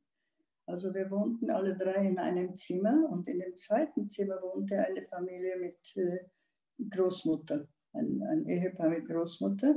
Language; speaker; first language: German; non-native, local second language; Czech